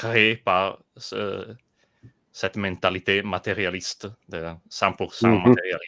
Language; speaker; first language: French; non-native, learner; Italian